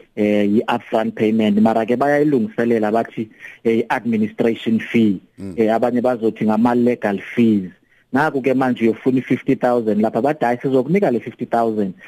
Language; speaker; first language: Zulu; non-native, local second language; Xhosa